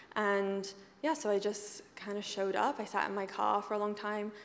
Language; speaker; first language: English; native; English